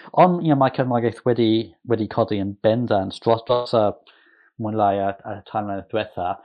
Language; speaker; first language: Welsh; non-native, local second language; English